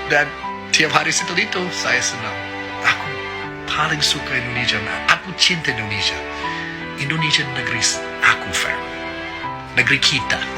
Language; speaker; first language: Indonesian; non-native, learner; English